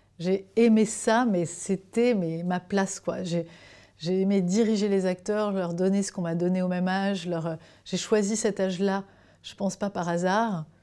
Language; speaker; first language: French; native; French